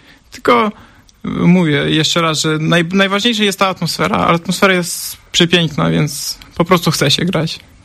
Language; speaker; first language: Polish; non-native, fluent; Ukrainian